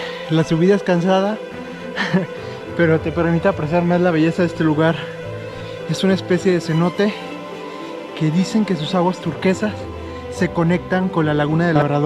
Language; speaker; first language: Spanish; native; Spanish